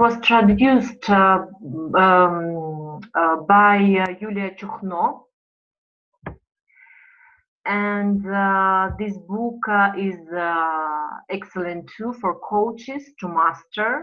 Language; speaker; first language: English; non-native, fluent; Russian